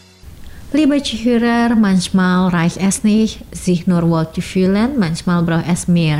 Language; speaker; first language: German; non-native, fluent; Indonesian